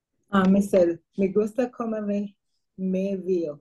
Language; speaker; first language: Spanish; non-native, learner; English